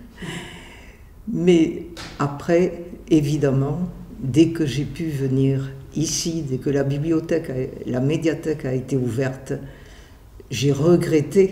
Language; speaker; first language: French; native; French